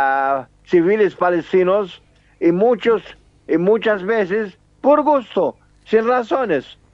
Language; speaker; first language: Spanish; non-native, fluent; Arabic